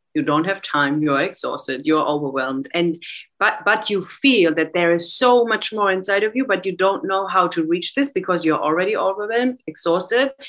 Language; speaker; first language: English; non-native, fluent; German